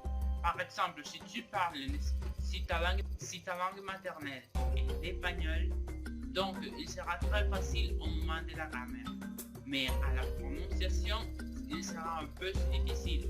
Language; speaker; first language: French; non-native, learner; Spanish